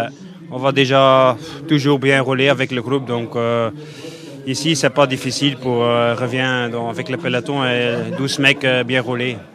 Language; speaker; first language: French; non-native, learner; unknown